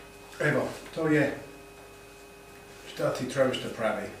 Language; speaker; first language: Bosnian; non-native, learner; English